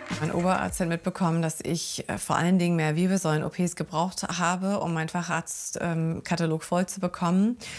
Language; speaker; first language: German; non-native, fluent; English